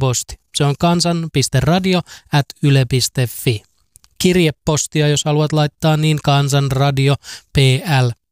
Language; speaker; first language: Finnish; native; Finnish